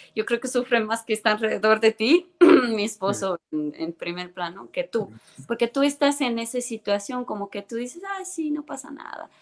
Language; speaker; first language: Spanish; non-native, fluent; Estonian